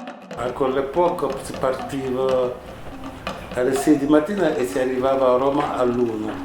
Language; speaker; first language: Italian; non-native, fluent; Wolof